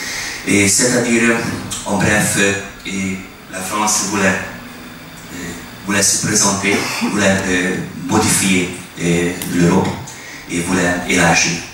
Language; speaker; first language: French; non-native, fluent; Hungarian